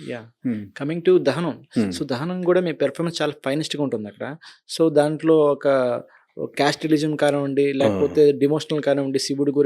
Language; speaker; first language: Telugu; native; Telugu